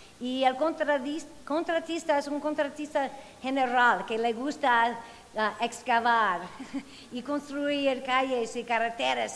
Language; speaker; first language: Spanish; non-native, learner; English